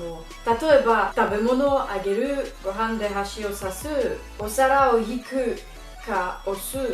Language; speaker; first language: Japanese; non-native, learner; French